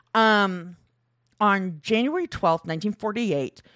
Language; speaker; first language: English; early bilingual, other home language; Korean